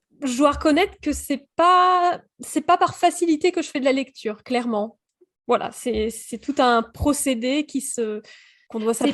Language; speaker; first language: French; native; French